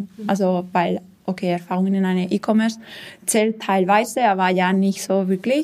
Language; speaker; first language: German; non-native, fluent; Spanish